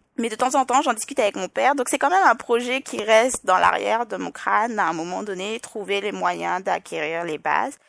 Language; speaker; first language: French; native; French